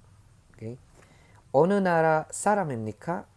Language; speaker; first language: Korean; non-native, learner; Filipino